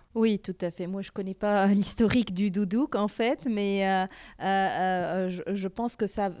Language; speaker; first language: French; native; French